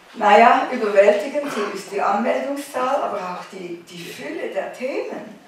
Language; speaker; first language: German; native; German